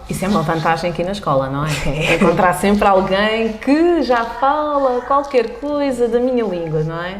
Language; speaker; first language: Portuguese; native; Portuguese